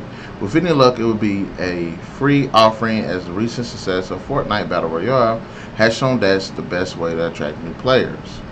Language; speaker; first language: English; native; English